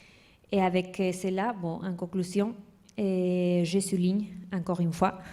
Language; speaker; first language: French; non-native, fluent; Spanish